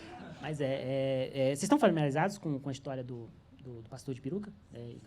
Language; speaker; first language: Portuguese; native; Portuguese